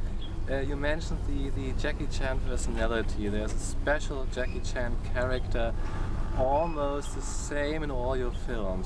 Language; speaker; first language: English; non-native, fluent; German